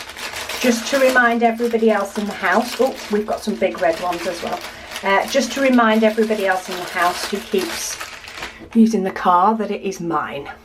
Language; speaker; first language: English; native; English